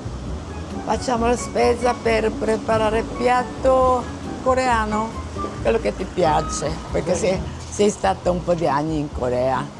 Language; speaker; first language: Italian; non-native, fluent; Korean